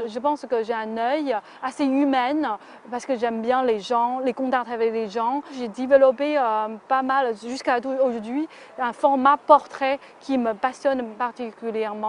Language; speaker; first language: French; non-native, fluent; Chinese